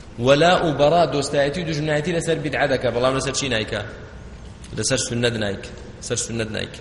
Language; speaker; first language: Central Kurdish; non-native, local second language; Kurdish